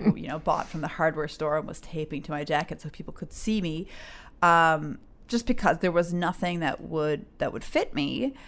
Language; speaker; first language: English; native; English